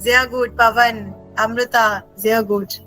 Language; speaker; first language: German; non-native, fluent; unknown